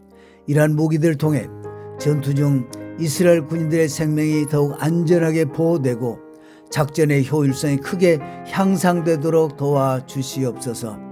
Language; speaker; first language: Korean; native; Korean